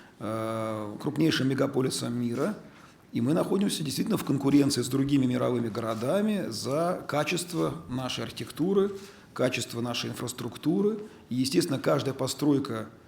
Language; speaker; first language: Russian; native; Russian